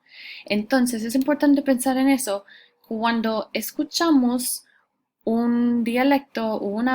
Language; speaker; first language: Spanish; non-native, fluent; English